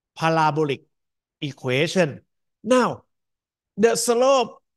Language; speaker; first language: English; non-native, fluent; Thai